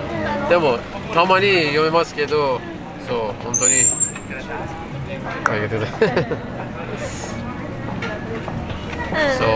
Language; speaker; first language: Japanese; non-native, learner; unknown